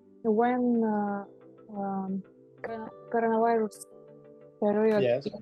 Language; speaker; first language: English; non-native, learner; Russian